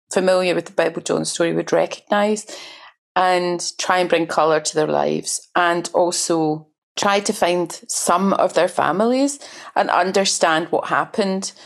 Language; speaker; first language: English; native; English